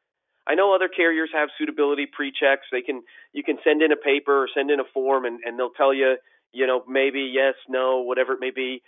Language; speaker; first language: English; native; English